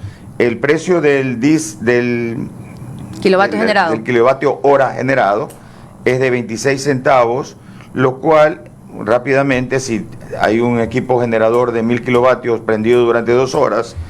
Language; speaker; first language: Spanish; native; Spanish